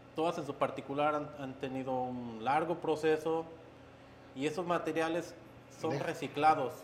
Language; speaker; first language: Spanish; native; Spanish